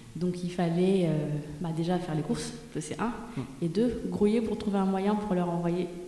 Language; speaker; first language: French; non-native, local second language; Bambara